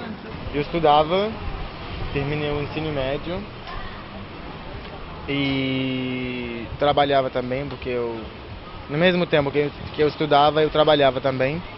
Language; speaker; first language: Portuguese; non-native, fluent; Arabic